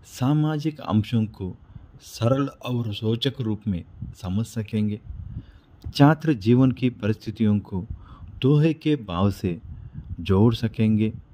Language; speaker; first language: Hindi; non-native, local second language; Telugu